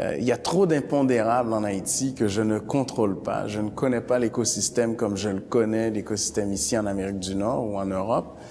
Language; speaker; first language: French; early bilingual, other home language; Haitian Creole